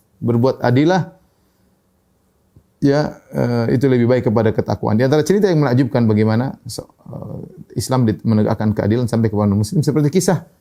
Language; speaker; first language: Indonesian; native; Indonesian